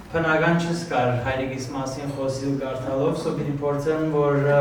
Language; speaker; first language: Armenian; early bilingual, heritage; Armenian